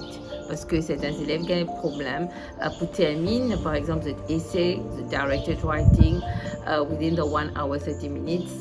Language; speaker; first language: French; non-native, local second language; Morisyen